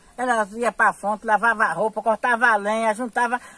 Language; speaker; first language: Portuguese; native; Portuguese